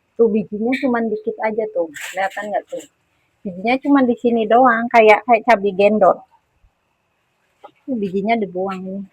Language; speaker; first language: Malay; non-native, local second language; Indonesian